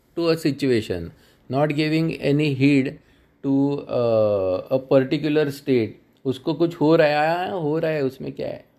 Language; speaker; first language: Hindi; non-native, local second language; Marathi